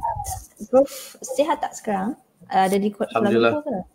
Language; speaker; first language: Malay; non-native, fluent; Chinese